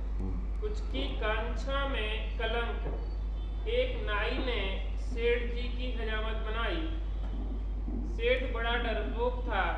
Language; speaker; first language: Hindi; native; Hindi